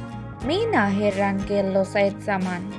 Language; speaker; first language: Finnish; non-native, learner; Bangla